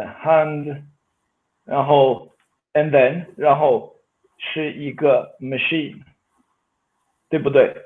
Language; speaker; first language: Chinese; non-native, fluent; Swedish